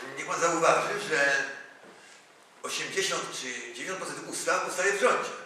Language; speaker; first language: Polish; native; Polish